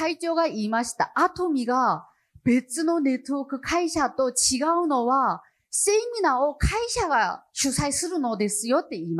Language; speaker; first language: Japanese; non-native, learner; Chinese